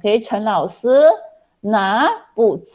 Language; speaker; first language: Chinese; non-native, local second language; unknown